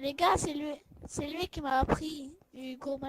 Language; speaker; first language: French; native; French